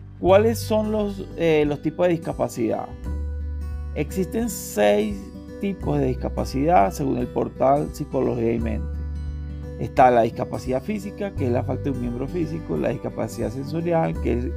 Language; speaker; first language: Spanish; native; Spanish